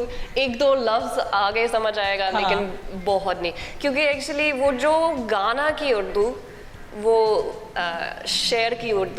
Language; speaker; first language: Hindi; non-native, learner; English